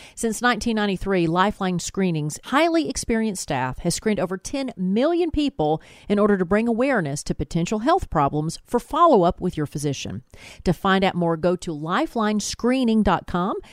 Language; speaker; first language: English; native; English